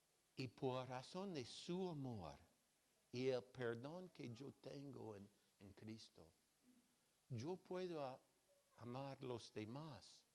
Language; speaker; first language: Spanish; non-native, fluent; English